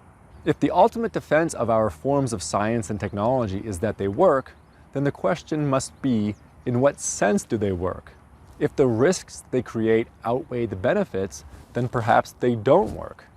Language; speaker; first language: English; native; English